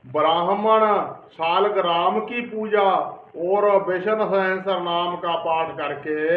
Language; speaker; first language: Hindi; non-native, local second language; Punjabi